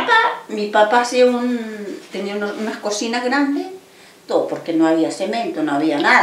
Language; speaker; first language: Spanish; native; Spanish